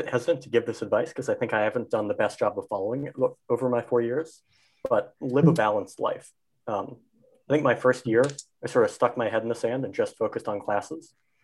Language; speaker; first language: English; native; English